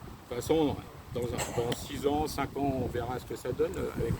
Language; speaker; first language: French; native; French